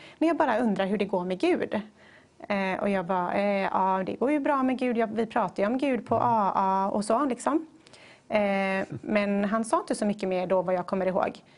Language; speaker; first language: Swedish; native; Swedish